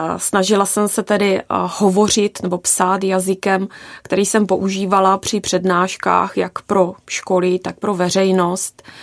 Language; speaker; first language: Czech; native; Czech